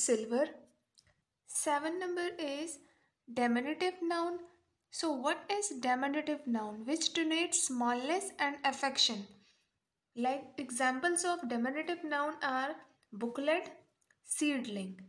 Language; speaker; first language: English; non-native, local second language; Urdu